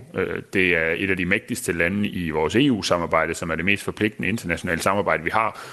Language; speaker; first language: Danish; native; Danish